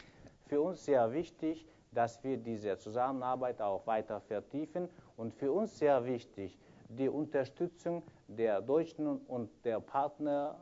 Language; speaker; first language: German; non-native, fluent; Kyrgyz